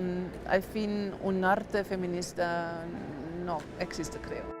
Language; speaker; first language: Spanish; non-native, fluent; German